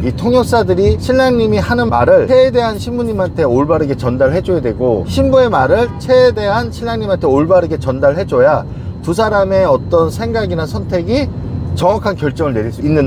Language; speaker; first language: Korean; native; Korean